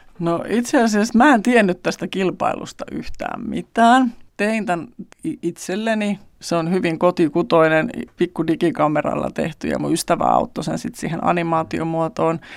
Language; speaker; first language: Finnish; native; Finnish